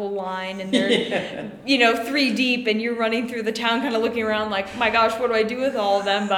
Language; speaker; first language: English; native; English